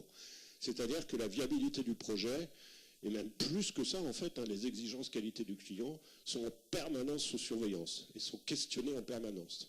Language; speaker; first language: French; native; French